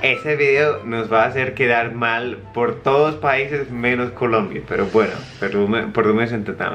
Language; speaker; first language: Spanish; non-native, fluent; English